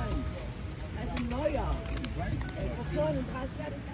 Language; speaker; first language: German; non-native, learner; Russian